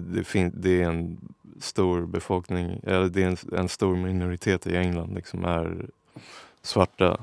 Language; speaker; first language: Swedish; native; Swedish